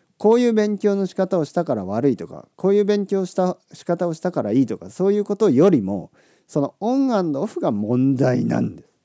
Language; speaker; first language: Japanese; native; Japanese